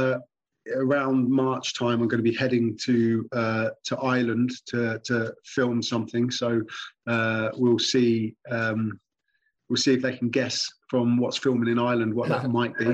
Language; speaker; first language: English; native; English